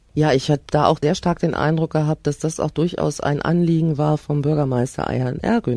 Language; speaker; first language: German; native; German